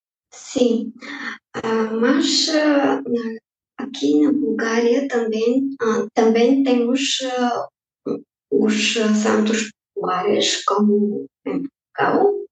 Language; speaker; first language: Portuguese; non-native, fluent; Bulgarian